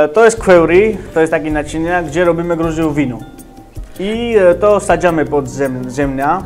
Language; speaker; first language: Polish; non-native, learner; Georgian